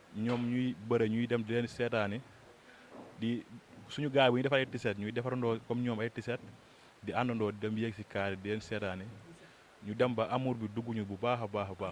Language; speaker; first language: Wolof; native; Wolof